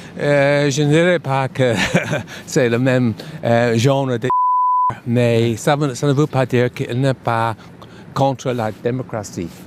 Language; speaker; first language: French; non-native, fluent; English